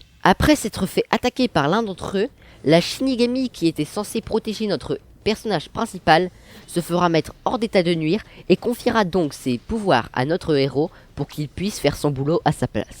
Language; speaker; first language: French; native; French